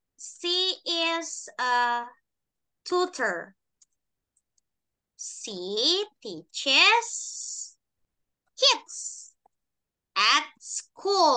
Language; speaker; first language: English; non-native, fluent; Indonesian